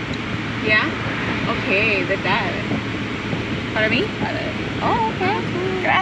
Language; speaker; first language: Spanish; non-native, learner; English